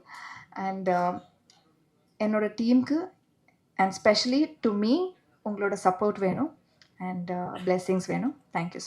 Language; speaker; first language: Tamil; non-native, learner; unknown